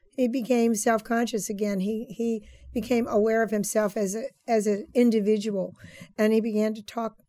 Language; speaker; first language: English; native; English